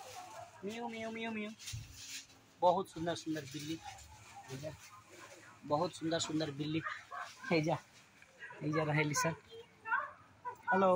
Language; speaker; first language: Hindi; non-native, local second language; Bhojpuri